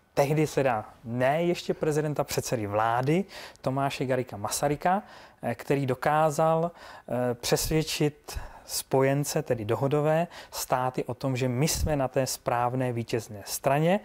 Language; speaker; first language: Czech; native; Czech